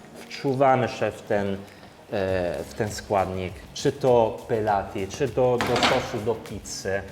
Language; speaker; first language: Polish; early bilingual, heritage; Italian